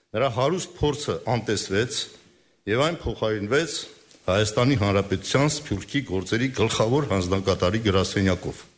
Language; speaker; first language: Armenian; native; Armenian